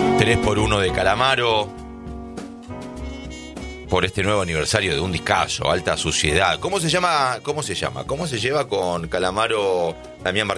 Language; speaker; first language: Spanish; native; Spanish